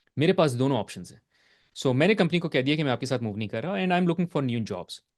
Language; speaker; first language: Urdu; native; Urdu